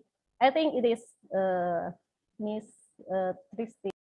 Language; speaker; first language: English; non-native, learner; Indonesian